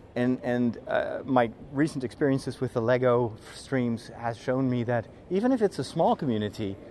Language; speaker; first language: English; non-native, fluent; Dutch